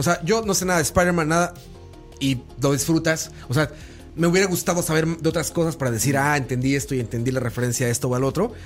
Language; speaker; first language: Spanish; native; Spanish